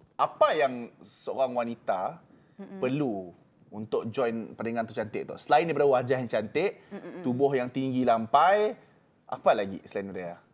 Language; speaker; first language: Malay; native; Malay